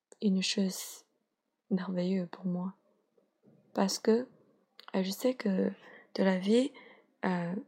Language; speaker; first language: French; non-native, learner; Chinese